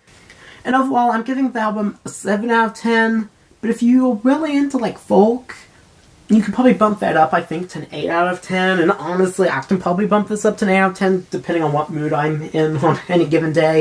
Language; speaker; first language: English; native; English